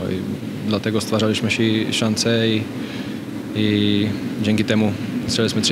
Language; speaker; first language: Polish; non-native, fluent; Czech